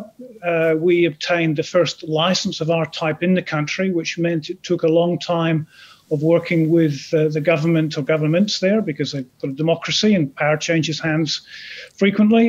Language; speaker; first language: English; native; English